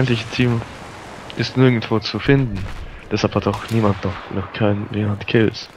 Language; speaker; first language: German; native; German